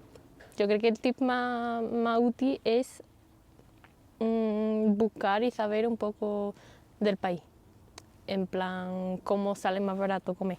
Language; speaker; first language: Spanish; non-native, fluent; English